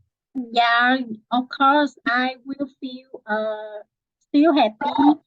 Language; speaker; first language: English; non-native, learner; Vietnamese